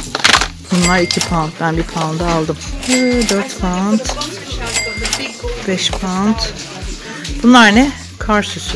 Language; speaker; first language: Turkish; native; Turkish